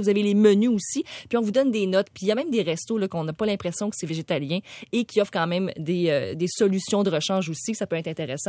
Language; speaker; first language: French; native; French